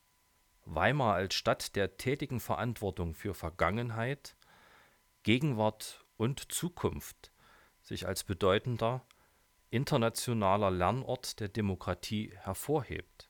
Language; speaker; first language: German; native; German